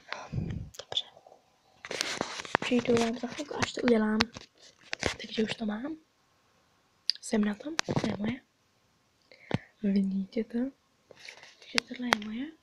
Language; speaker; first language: Czech; early bilingual, heritage; Czech